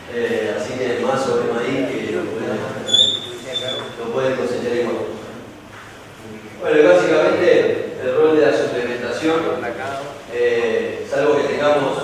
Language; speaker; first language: Spanish; native; Spanish